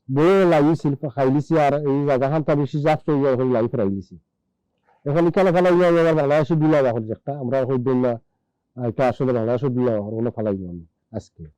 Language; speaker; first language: Bangla; non-native, local second language; Sylheti